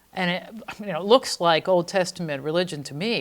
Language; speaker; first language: English; native; English